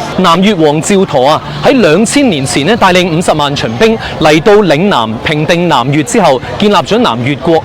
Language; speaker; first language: Cantonese; native; Cantonese